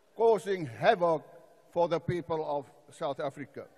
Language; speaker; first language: English; non-native, local second language; Afrikaans